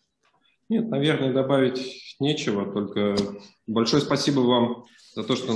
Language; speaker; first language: Russian; native; Russian